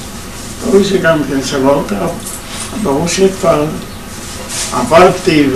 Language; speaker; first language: Hebrew; non-native, fluent; Yiddish